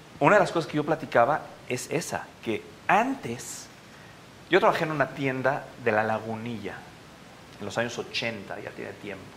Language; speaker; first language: Spanish; native; Spanish